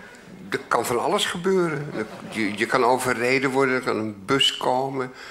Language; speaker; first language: Dutch; native; Dutch